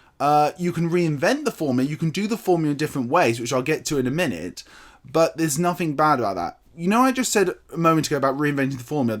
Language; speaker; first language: English; native; English